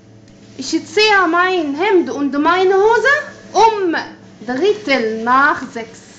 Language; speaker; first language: German; non-native, fluent; Arabic